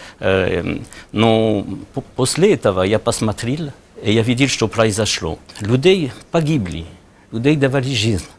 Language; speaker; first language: Russian; non-native, learner; French